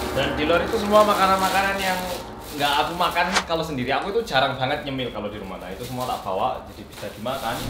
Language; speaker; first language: Indonesian; early bilingual, other home language; Korean